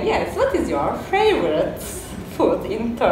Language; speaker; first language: English; non-native, learner; Turkish